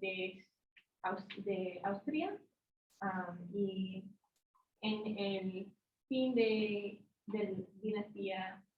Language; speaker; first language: Spanish; non-native, learner; English